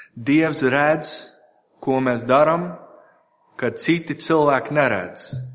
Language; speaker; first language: Latvian; non-native, fluent; English